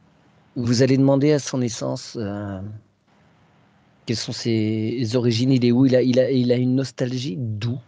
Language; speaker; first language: French; native; French